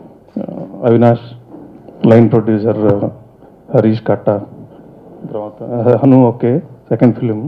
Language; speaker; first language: Telugu; native; Telugu